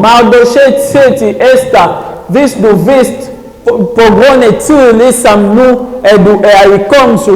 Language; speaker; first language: Swedish; non-native, learner; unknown